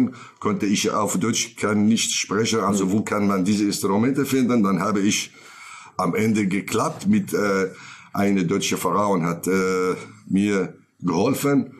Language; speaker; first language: German; non-native, learner; Kurdish